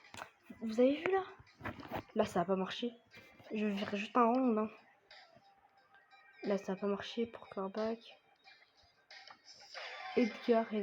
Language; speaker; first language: French; native; French